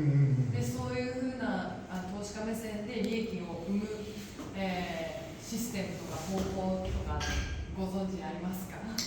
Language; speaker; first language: Japanese; native; Japanese